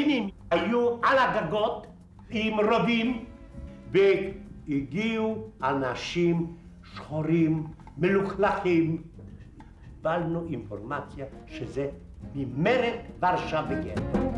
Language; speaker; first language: Hebrew; non-native, fluent; Polish